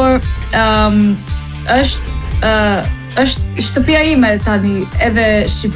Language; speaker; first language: Albanian; non-native, learner; English